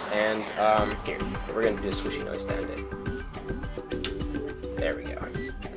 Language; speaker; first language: English; native; English